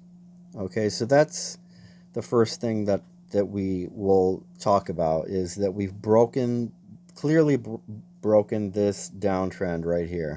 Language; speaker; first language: English; native; English